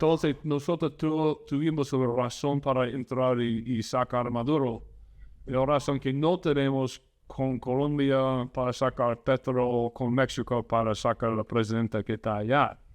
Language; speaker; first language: Spanish; non-native, fluent; English